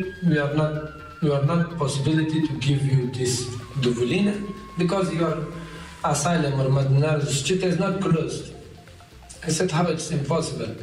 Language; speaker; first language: English; non-native, learner; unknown